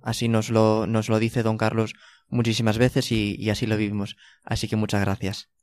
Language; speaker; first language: Spanish; native; Spanish